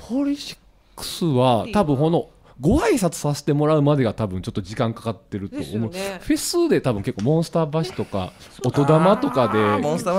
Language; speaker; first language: Japanese; native; Japanese